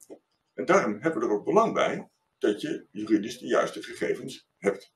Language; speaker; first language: Dutch; native; Dutch